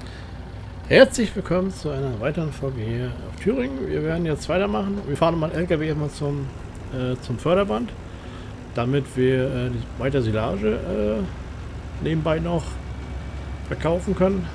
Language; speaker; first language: German; native; German